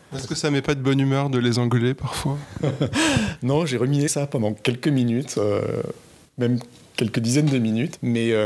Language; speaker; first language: French; native; French